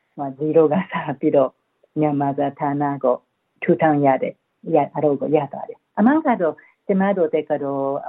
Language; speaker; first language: Burmese; non-native, fluent; Japanese